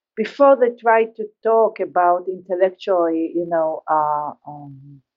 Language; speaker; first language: English; non-native, learner; Hebrew